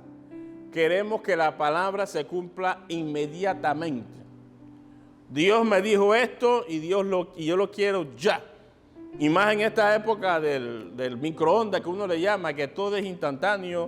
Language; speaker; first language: Spanish; native; Spanish